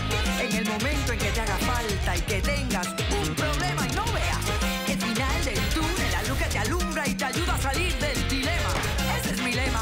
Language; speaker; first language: Spanish; native; Spanish